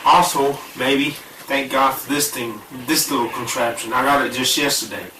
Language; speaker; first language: English; native; English